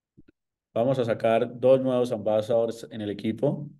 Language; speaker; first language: Spanish; native; Spanish